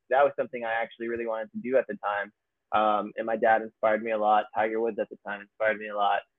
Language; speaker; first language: English; native; English